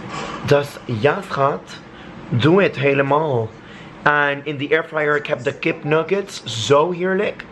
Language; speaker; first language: Dutch; non-native, learner; English